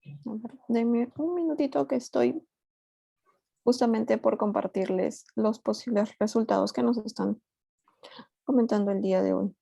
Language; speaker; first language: Spanish; native; Spanish